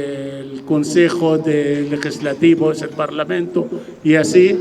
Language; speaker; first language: Spanish; non-native, fluent; Arabic